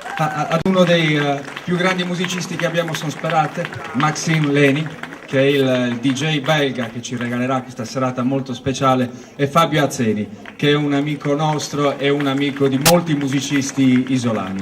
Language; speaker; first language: Italian; native; Italian